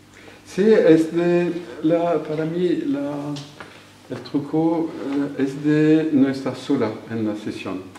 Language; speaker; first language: Spanish; non-native, fluent; French